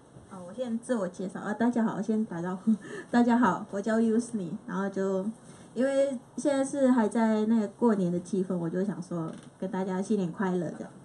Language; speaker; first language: Chinese; non-native, fluent; Indonesian